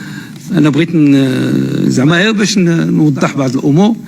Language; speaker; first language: Arabic; native; Arabic